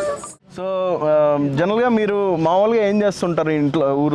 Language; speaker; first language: Telugu; native; Telugu